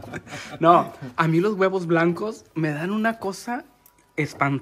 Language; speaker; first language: Spanish; native; Spanish